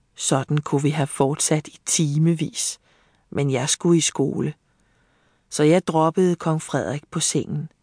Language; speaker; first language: Danish; native; Danish